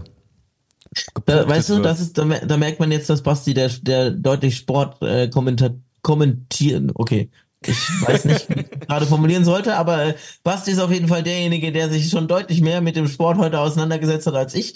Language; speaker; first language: German; native; German